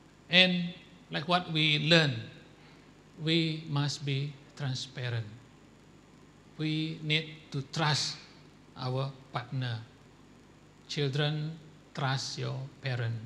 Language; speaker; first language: English; non-native, local second language; Malay